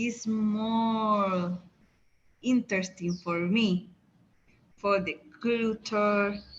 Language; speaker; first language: English; non-native, learner; Spanish